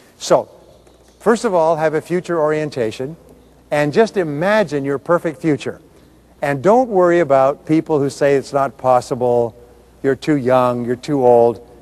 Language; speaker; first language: English; native; English